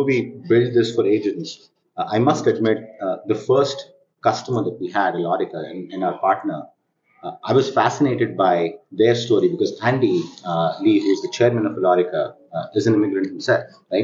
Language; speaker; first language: English; non-native, local second language; Kannada